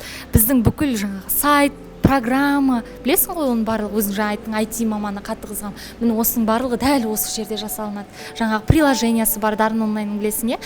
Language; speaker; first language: Kazakh; native; Kazakh